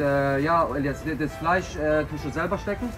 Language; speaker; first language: German; native; German